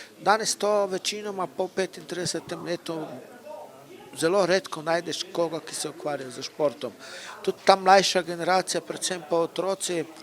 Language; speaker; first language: Slovenian; non-native, local second language; Romany